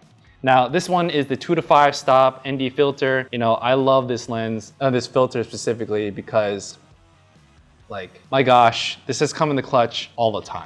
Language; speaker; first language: English; native; English